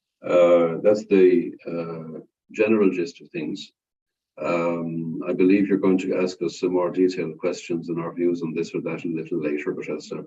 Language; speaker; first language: English; non-native, fluent; Irish